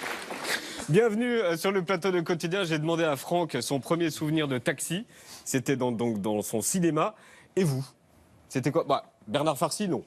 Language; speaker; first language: French; native; French